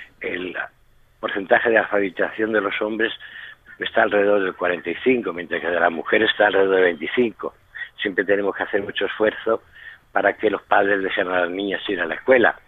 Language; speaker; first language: Spanish; native; Spanish